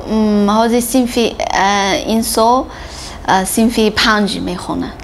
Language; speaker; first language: Tajik; non-native, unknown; Chinese